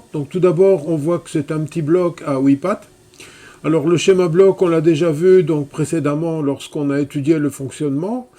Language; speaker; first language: French; native; French